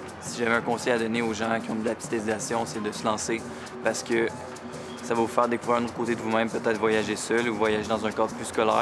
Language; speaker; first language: French; native; French